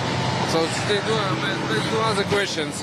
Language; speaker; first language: English; non-native, fluent; Russian